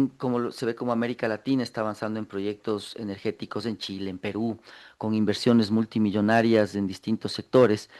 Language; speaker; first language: Spanish; native; Spanish